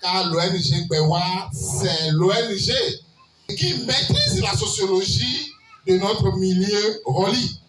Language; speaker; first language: French; non-native, local second language; Yoruba